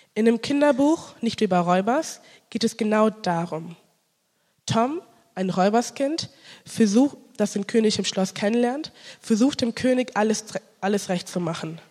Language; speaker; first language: German; early bilingual, other home language; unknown